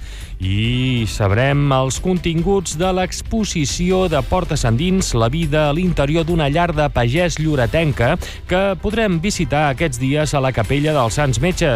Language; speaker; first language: Catalan; native; Catalan